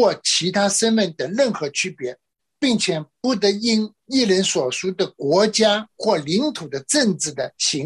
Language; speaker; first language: Chinese; native; Chinese